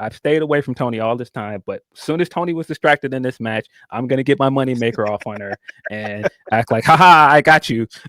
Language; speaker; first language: English; native; English